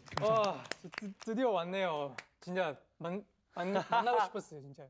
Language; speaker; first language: Korean; non-native, learner; Chinese